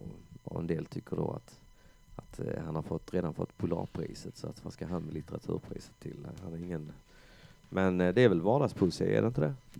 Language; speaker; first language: Swedish; native; Swedish